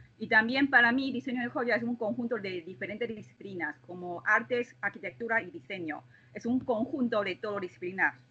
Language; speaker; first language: Spanish; non-native, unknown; Chinese